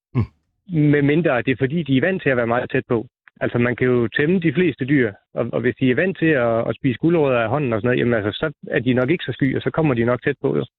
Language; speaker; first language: Danish; native; Danish